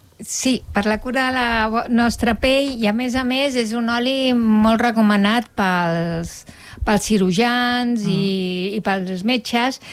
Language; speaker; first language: Catalan; non-native, local second language; Spanish